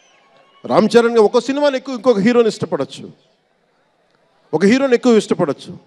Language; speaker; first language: Telugu; native; Telugu